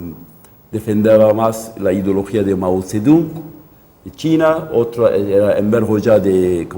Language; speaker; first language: Spanish; non-native, local second language; Kurdish